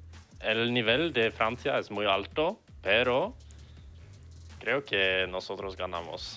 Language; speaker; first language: Spanish; non-native, learner; English